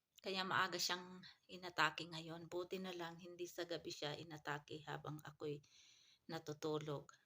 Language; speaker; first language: Filipino; non-native, local second language; Iloko